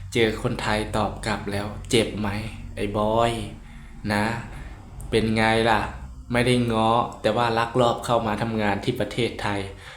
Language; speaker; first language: Thai; native; Thai